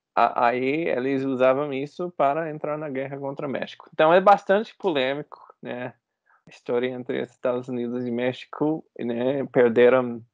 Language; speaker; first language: Portuguese; non-native, fluent; English